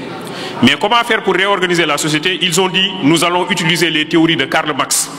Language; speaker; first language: French; non-native, local second language; Wolof